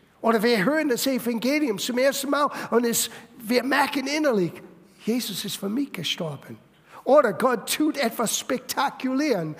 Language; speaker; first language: German; non-native, fluent; English